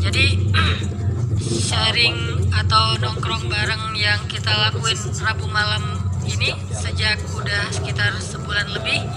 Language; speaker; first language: Indonesian; native; Indonesian